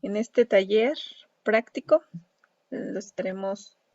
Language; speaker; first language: Spanish; native; Spanish